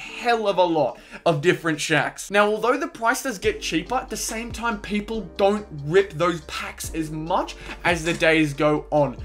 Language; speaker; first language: English; native; English